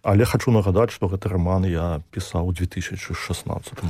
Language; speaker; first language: Polish; non-native, learner; Belarusian